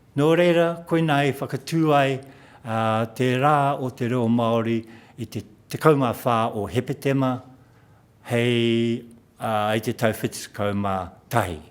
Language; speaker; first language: Māori; non-native, local second language; English